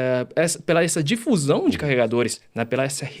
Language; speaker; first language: Portuguese; early bilingual, other home language; Chinese